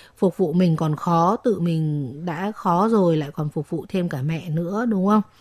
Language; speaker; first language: Vietnamese; native; Vietnamese